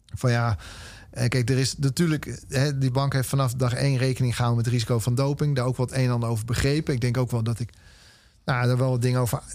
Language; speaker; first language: Dutch; native; Dutch